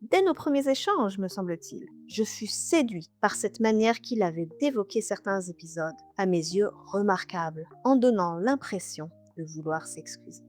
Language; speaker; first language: French; native; French